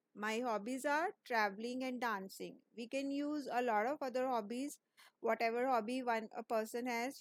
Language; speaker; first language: English; non-native, local second language; Hindi